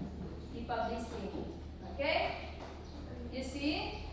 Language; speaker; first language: English; non-native, learner; Indonesian